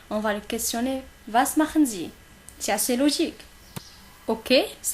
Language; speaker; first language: French; non-native, local second language; Arabic